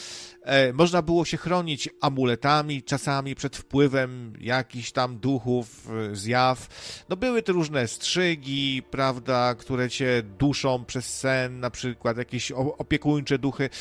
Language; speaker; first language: Polish; native; Polish